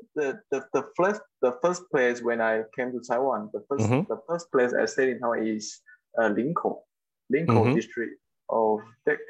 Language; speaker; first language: English; non-native, local second language; Chinese